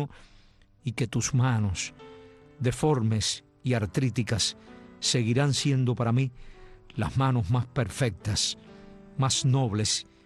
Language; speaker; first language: Spanish; native; Spanish